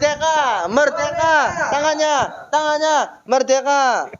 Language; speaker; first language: Indonesian; native; Indonesian